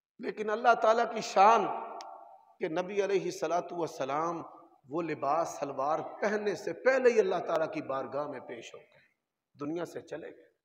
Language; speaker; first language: Urdu; non-native, local second language; Punjabi